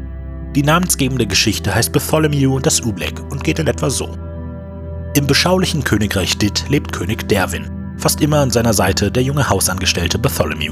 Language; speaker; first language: German; native; German